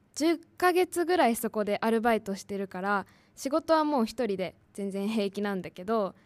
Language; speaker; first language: Japanese; native; Japanese